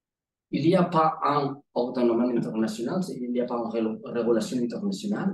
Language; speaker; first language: French; non-native, learner; Spanish